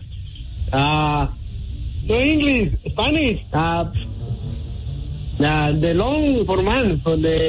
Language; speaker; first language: English; non-native, learner; Spanish